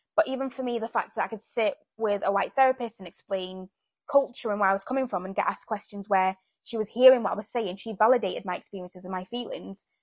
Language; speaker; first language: English; early bilingual, other home language; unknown